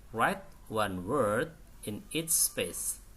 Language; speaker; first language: English; non-native, fluent; Indonesian